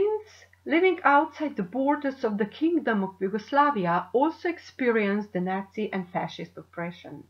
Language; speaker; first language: English; non-native, fluent; Slovenian